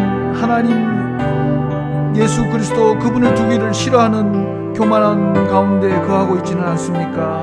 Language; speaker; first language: Korean; native; Korean